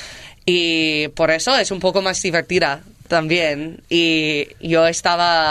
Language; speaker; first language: Spanish; non-native, learner; English